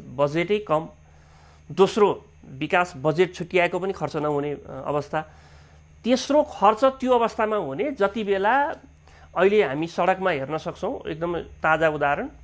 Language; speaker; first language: Nepali; native; Nepali